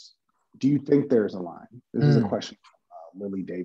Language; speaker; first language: English; native; English